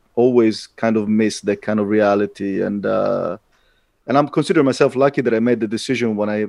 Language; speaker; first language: English; non-native, fluent; Italian